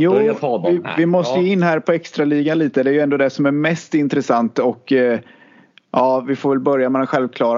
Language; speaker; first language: Swedish; native; Swedish